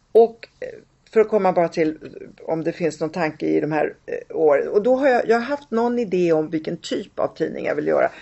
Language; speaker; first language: Swedish; early bilingual, other home language; Italian